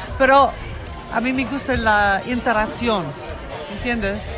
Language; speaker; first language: Spanish; non-native, learner; English